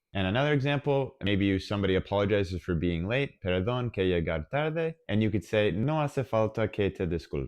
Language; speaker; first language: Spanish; non-native, fluent; English